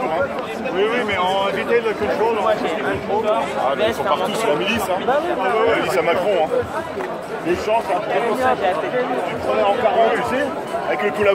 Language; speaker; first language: French; native; French